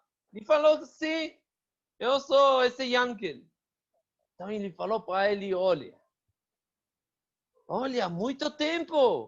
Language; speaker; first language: Portuguese; non-native, fluent; Hebrew